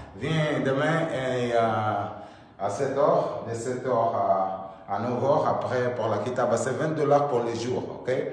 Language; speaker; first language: French; non-native, learner; Portuguese